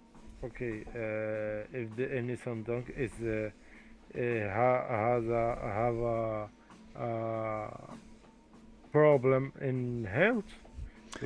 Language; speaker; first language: English; non-native, learner; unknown